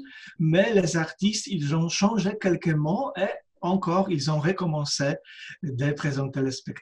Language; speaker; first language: French; non-native, fluent; Polish